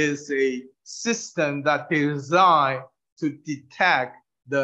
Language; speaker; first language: English; non-native, fluent; Min Nan Chinese